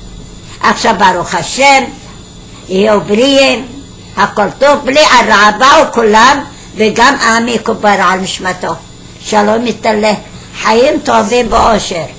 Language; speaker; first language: Hebrew; non-native, fluent; Arabic